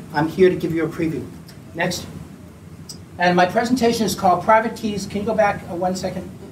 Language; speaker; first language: English; native; English